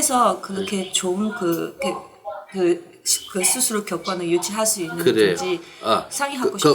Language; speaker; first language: Korean; non-native, learner; Chinese